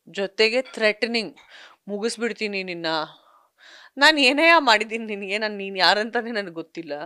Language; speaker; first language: Kannada; non-native, local second language; Sindhi